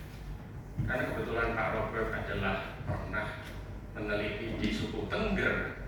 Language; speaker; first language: Indonesian; native; Indonesian